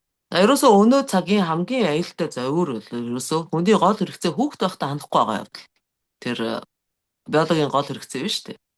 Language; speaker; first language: Mongolian; native; Mongolian